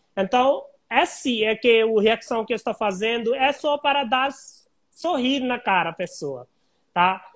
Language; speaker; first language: Portuguese; non-native, learner; Hindi